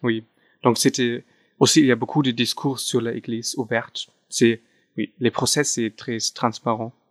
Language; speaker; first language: French; non-native, fluent; German